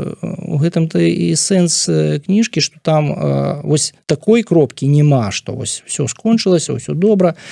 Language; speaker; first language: Belarusian; non-native, local second language; Russian